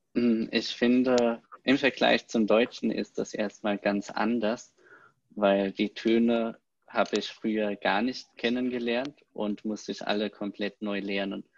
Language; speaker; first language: German; native; German